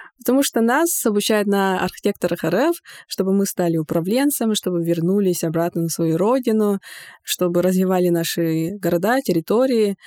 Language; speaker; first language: Russian; non-native, local second language; Yakut